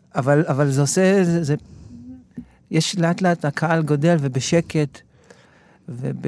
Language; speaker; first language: Hebrew; native; Hebrew